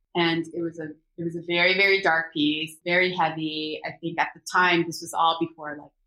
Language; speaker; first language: English; early bilingual, other home language; Korean